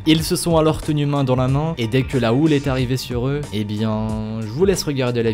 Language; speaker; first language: French; native; French